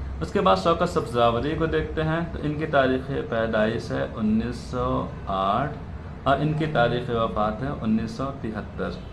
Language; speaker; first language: Urdu; native; Urdu